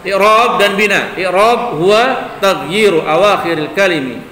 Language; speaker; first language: Arabic; non-native, fluent; Indonesian